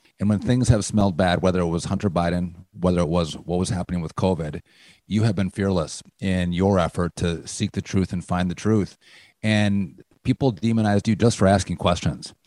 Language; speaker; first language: English; native; English